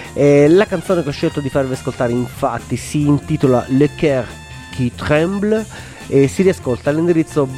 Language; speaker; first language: Italian; native; Italian